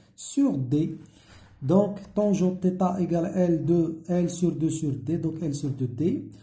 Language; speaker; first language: French; non-native, local second language; Arabic